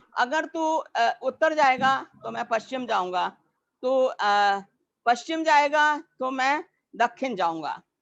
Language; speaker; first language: Hindi; native; Hindi